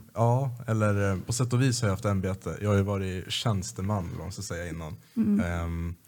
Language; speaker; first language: Swedish; native; Swedish